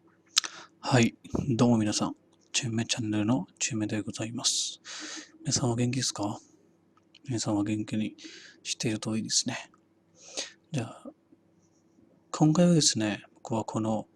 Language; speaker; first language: Japanese; non-native, fluent; Hindi